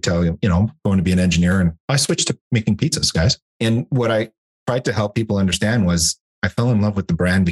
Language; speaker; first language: English; native; English